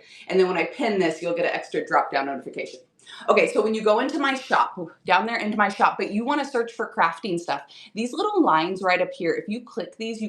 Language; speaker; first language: English; native; English